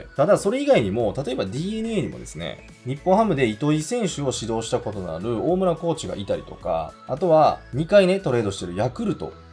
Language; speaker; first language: Japanese; native; Japanese